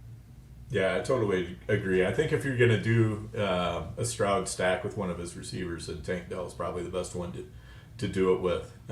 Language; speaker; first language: English; native; English